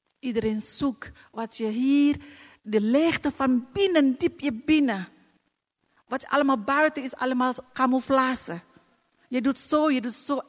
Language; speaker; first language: Dutch; non-native, fluent; Indonesian